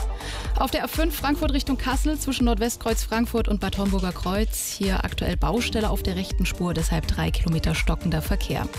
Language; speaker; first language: German; native; German